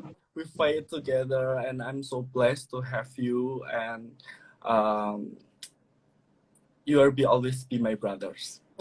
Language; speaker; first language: English; non-native, learner; Indonesian